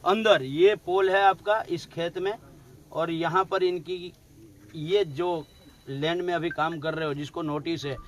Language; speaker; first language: Hindi; non-native, local second language; Gujarati